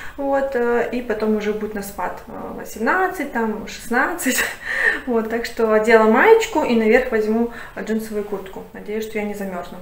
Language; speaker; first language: Russian; native; Russian